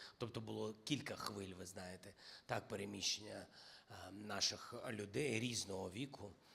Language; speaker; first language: Ukrainian; non-native, local second language; Russian